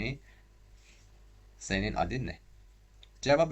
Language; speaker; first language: Turkish; non-native, learner; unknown